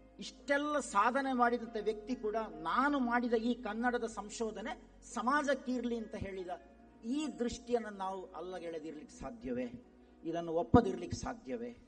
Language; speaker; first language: Kannada; non-native, local second language; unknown